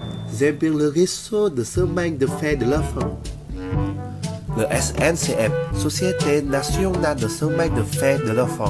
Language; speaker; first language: French; non-native, learner; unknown